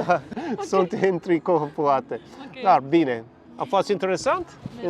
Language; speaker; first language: Romanian; non-native, learner; English